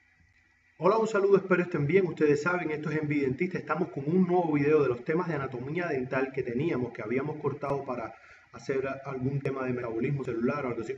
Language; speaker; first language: Spanish; native; Spanish